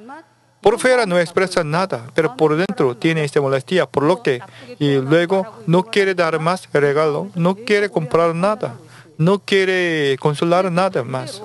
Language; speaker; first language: Spanish; non-native, learner; Korean